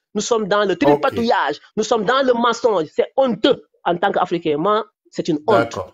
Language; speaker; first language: French; non-native, local second language; Wolof